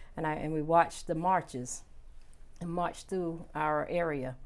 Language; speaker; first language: English; native; English